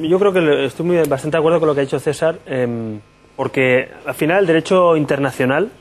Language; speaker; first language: Spanish; native; Spanish